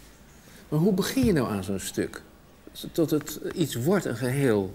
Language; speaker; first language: Dutch; native; Dutch